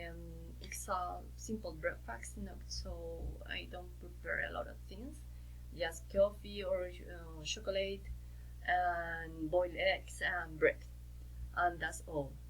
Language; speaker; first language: English; non-native, learner; Spanish